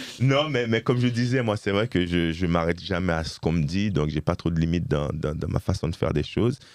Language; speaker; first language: French; early bilingual, other home language; Haitian Creole